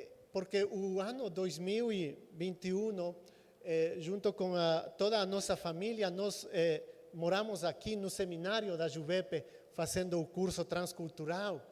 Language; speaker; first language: Portuguese; non-native, fluent; Spanish